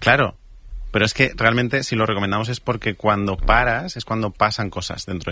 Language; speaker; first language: Spanish; native; Spanish